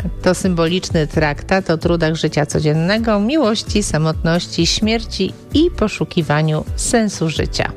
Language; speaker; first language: Polish; native; Polish